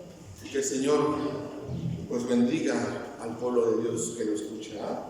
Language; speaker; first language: Spanish; native; Spanish